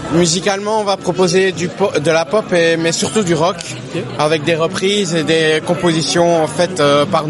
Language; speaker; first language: French; native; French